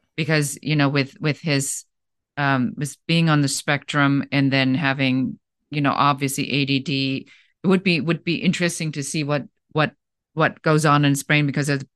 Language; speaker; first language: English; non-native, fluent; German